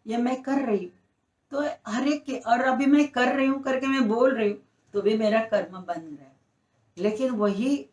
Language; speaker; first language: Hindi; non-native, local second language; Marathi